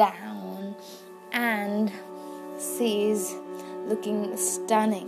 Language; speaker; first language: English; non-native, local second language; Nepali